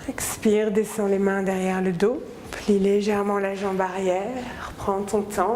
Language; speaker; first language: French; native; French